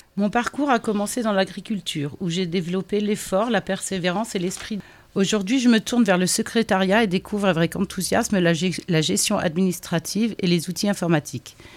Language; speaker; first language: French; native; French